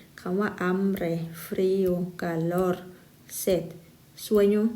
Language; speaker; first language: Spanish; non-native, fluent; Thai